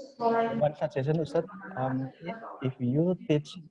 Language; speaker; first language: English; non-native, fluent; Indonesian